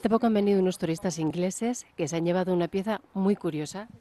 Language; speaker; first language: Spanish; native; Spanish